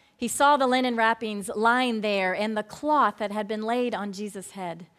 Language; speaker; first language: English; native; English